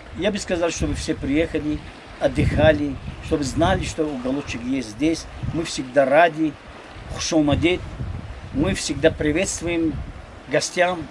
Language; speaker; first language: Russian; non-native, local second language; Tajik